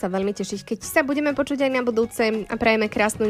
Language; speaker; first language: Slovak; native; Slovak